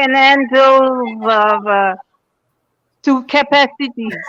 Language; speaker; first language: English; non-native, local second language; French